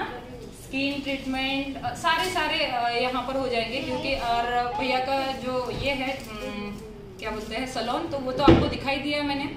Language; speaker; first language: Hindi; native; Hindi